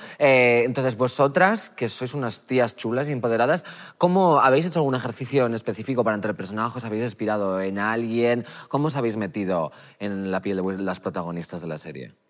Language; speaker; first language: Spanish; native; Spanish